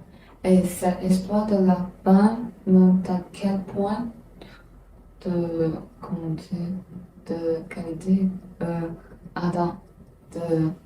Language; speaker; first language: French; non-native, learner; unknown